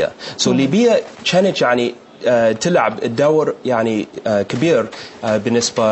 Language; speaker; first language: Arabic; non-native, learner; English